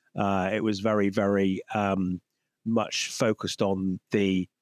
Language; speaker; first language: English; native; English